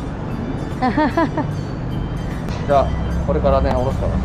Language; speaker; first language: Japanese; native; Japanese